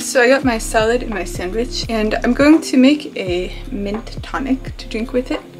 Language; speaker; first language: English; native; English